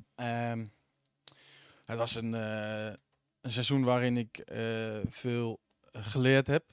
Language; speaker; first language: Dutch; native; Dutch